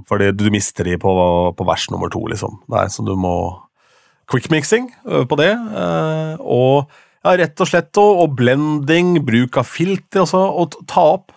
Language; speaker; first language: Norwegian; native; Norwegian